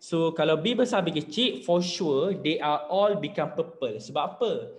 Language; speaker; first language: English; non-native, local second language; Malay